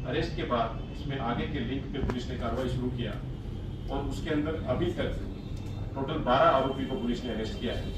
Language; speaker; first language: Hindi; non-native, local second language; Marathi